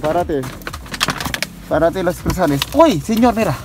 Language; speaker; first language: Spanish; non-native, learner; Filipino